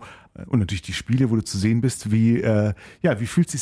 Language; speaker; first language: German; native; German